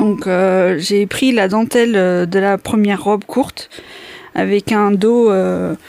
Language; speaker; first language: French; native; French